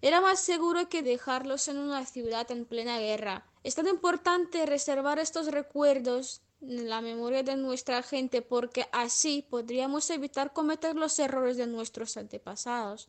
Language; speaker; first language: Spanish; non-native, fluent; Russian